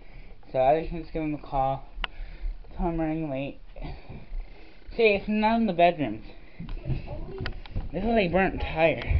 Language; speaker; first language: English; native; English